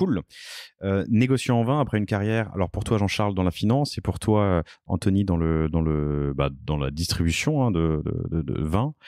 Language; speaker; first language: French; native; French